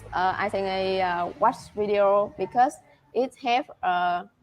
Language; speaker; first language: English; non-native, learner; Vietnamese